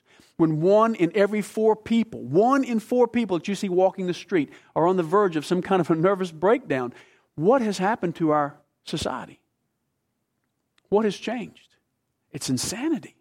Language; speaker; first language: English; native; English